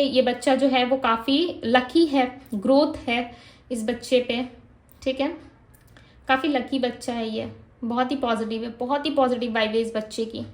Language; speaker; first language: Hindi; native; Hindi